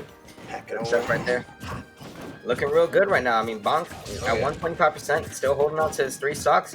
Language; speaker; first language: English; native; English